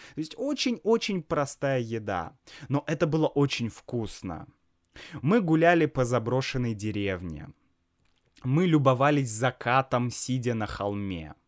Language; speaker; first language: Russian; native; Russian